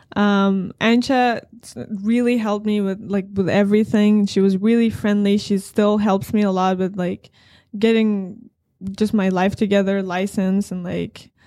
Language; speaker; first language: English; non-native, fluent; Persian